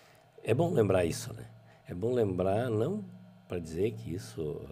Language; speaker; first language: Portuguese; native; Portuguese